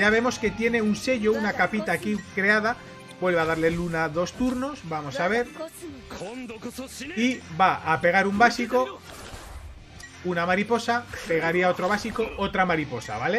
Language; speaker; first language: Spanish; native; Spanish